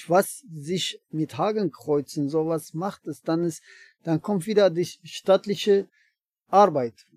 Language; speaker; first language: German; non-native, learner; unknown